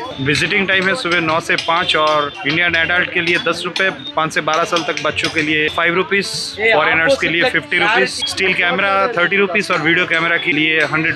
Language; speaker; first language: Hindi; non-native, local second language; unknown